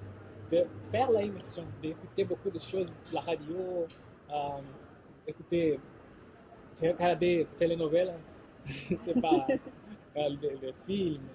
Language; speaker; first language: French; non-native, fluent; Portuguese